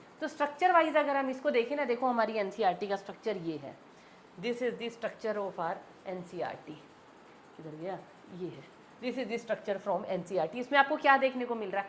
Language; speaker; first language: Hindi; native; Hindi